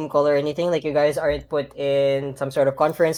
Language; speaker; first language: English; non-native, local second language; Filipino